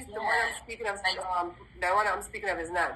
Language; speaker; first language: English; native; English